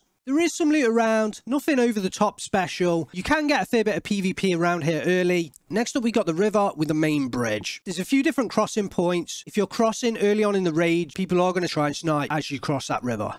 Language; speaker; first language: English; native; English